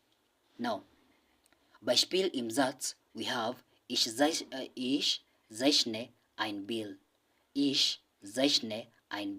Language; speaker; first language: German; non-native, learner; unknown